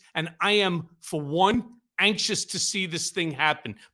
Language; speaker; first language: English; native; English